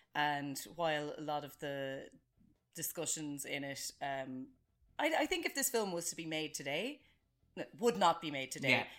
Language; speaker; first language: English; native; English